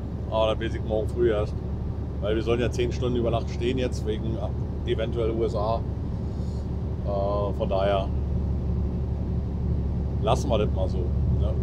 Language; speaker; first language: German; native; German